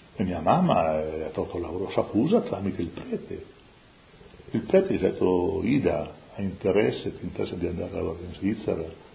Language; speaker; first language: Italian; non-native, local second language; Friulian